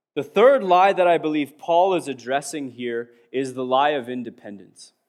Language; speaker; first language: English; native; English